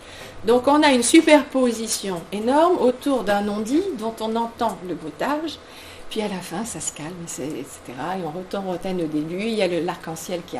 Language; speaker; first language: French; native; French